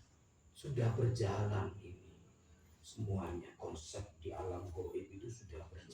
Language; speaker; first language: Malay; non-native, local second language; Javanese